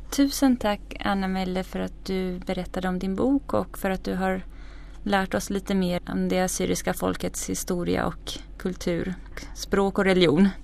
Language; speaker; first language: Swedish; native; Swedish